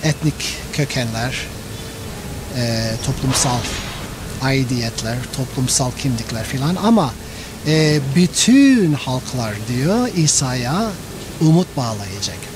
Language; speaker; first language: Turkish; non-native, fluent; English